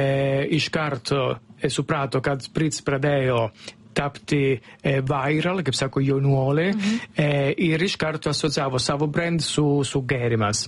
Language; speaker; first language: Lithuanian; non-native, learner; Italian